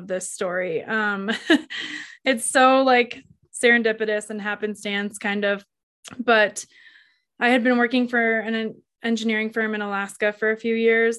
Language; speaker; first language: English; native; English